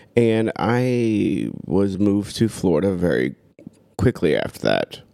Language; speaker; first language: English; native; English